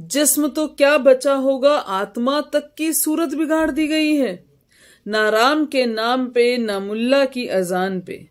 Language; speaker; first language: Hindi; native; Hindi